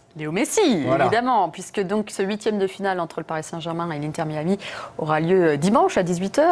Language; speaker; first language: French; native; French